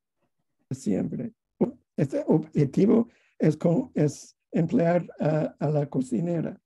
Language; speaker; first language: Spanish; non-native, fluent; English